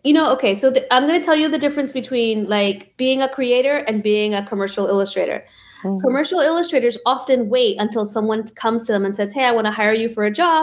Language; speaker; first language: English; early bilingual, other home language; Spanish